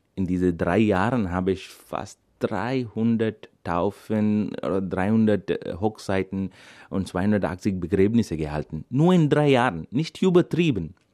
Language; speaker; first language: German; non-native, fluent; Malayalam